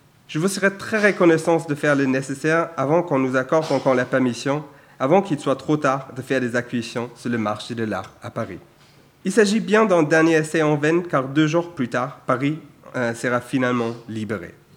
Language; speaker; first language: French; non-native, fluent; German